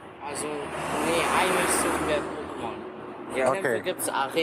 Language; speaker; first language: German; native; German